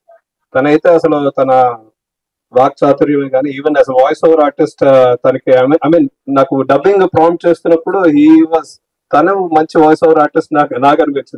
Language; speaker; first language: Telugu; native; Telugu